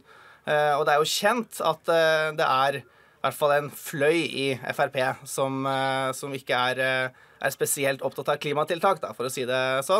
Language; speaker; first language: Norwegian; native; Norwegian